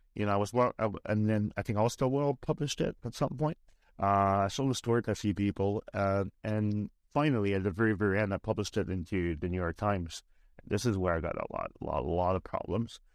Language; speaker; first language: English; native; English